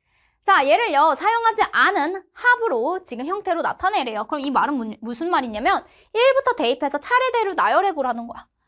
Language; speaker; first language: Korean; native; Korean